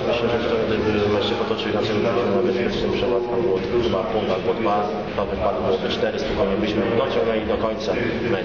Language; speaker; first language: Polish; non-native, fluent; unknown